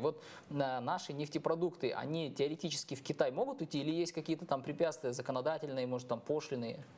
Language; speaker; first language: Russian; native; Russian